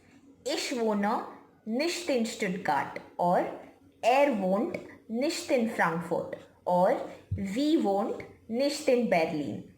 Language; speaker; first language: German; non-native, fluent; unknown